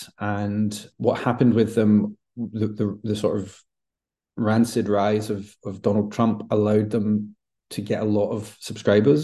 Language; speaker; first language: English; native; English